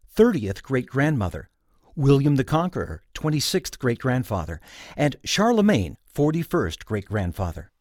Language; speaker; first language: English; native; English